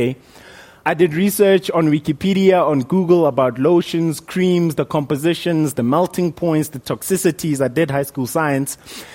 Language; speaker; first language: English; non-native, local second language; Northern Sotho